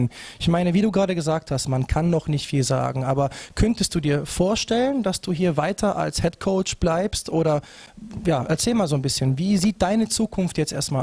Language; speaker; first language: German; native; German